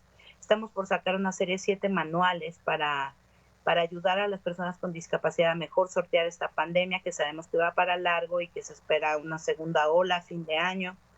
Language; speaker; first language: Spanish; native; Spanish